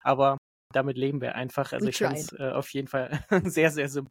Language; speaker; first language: German; native; German